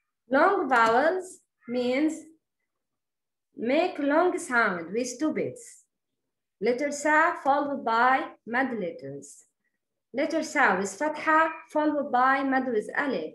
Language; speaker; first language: English; non-native, learner; Arabic